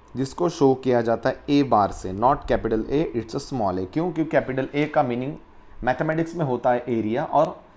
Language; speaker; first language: Hindi; non-native, local second language; Marathi